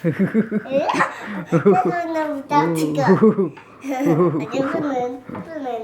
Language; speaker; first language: Chinese; early bilingual, heritage; Chinese